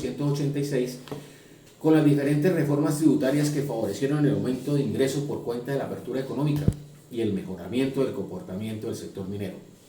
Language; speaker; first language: Spanish; native; Spanish